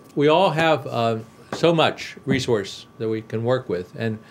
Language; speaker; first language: English; native; English